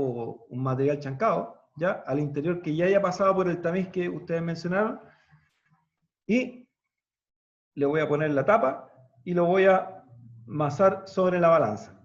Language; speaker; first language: Spanish; native; Spanish